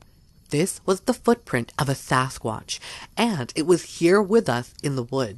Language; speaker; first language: English; native; English